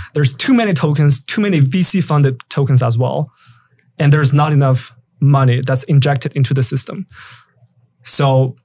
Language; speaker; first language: English; native; English